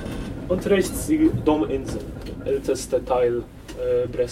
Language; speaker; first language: German; non-native, fluent; Polish